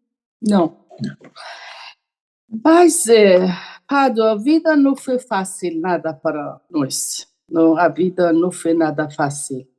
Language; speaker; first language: Portuguese; non-native, learner; Persian